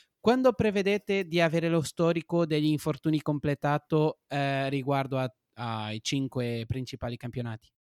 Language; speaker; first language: Italian; non-native, fluent; Portuguese